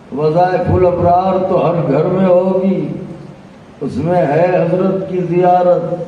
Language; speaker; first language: Urdu; native; Urdu